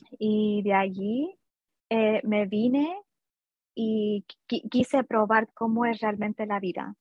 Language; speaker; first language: Spanish; early bilingual, heritage; Spanish